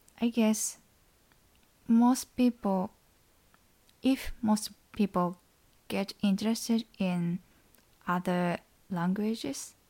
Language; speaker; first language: English; non-native, learner; Japanese